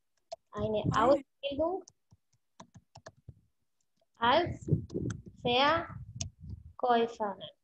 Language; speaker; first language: German; non-native, fluent; Spanish